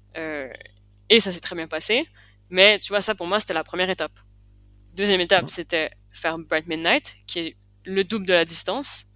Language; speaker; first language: French; native; French